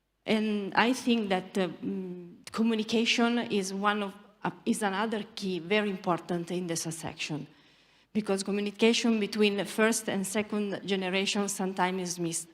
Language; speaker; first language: English; non-native, learner; Italian